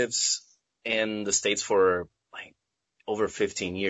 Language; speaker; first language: English; non-native, fluent; Portuguese